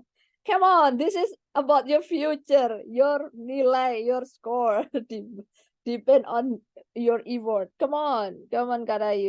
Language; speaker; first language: English; non-native, learner; Indonesian